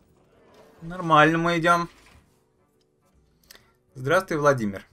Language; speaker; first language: Russian; native; Russian